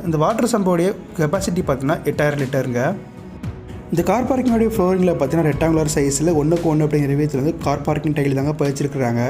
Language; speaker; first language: Tamil; native; Tamil